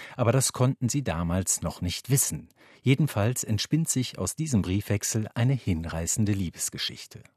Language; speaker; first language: German; native; German